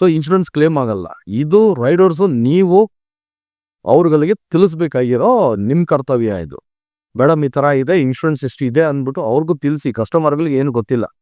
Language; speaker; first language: Kannada; non-native, local second language; Tamil